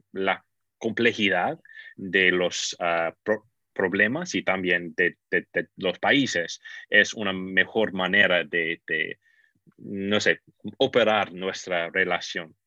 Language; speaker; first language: Spanish; non-native, fluent; English